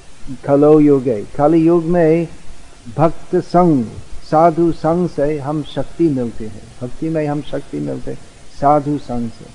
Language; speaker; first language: Hindi; non-native, learner; English